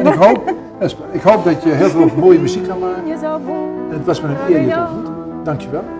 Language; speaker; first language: Dutch; native; Dutch